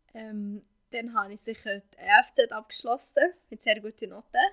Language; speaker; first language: German; non-native, fluent; Arabic